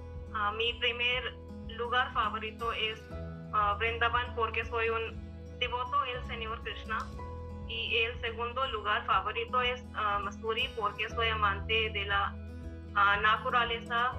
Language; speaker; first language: Spanish; non-native, learner; Hindi